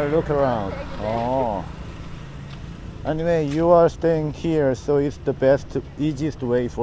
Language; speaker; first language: English; non-native, learner; Korean